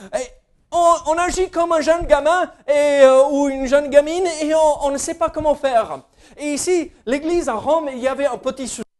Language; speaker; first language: French; non-native, fluent; English